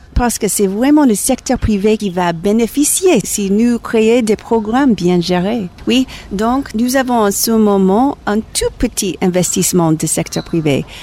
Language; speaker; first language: French; non-native, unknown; English